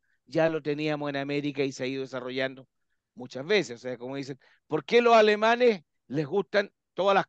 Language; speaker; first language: Spanish; native; Spanish